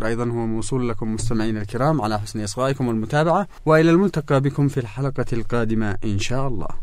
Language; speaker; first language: Arabic; native; Arabic